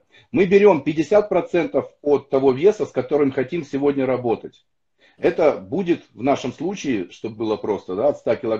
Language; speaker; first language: Russian; native; Russian